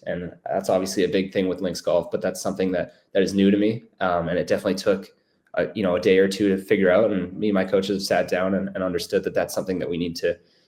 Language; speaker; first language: English; native; English